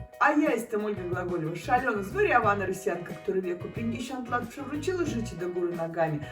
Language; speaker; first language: Polish; non-native, learner; Russian